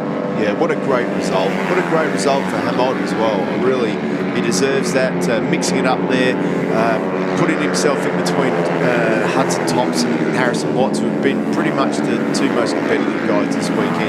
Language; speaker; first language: English; native; English